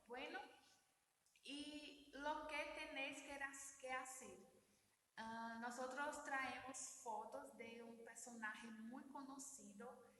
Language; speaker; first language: Spanish; non-native, learner; Portuguese